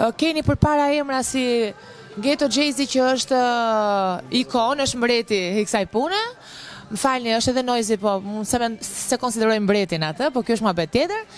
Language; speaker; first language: Albanian; native; Albanian